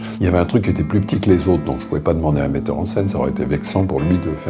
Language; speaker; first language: French; native; French